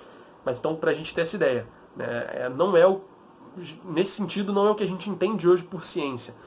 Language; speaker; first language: Portuguese; native; Portuguese